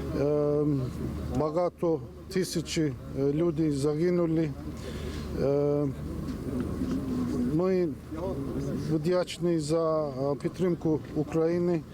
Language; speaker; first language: Ukrainian; non-native, learner; Turkish